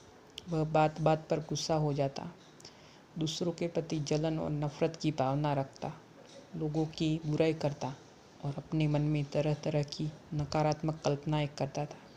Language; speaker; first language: Hindi; native; Hindi